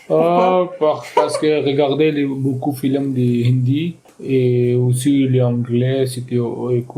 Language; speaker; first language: French; non-native, learner; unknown